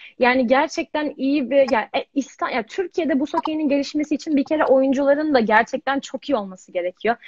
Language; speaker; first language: Turkish; native; Turkish